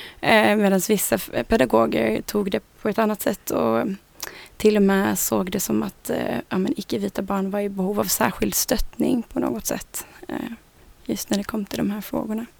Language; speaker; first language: Swedish; native; Swedish